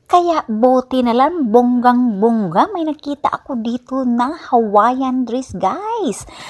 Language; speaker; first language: Filipino; non-native, local second language; Cebuano